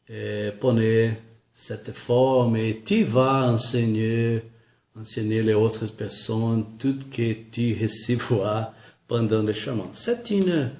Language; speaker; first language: French; non-native, learner; Portuguese